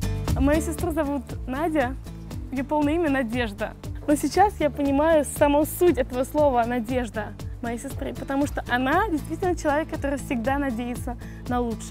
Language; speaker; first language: Russian; native; Russian